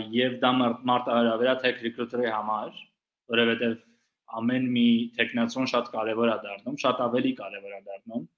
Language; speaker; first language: Armenian; early bilingual, heritage; Armenian